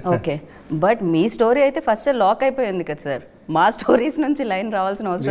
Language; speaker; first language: Telugu; native; Telugu